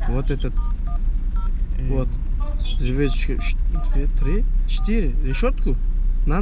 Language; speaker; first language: Russian; non-native, local second language; Uzbek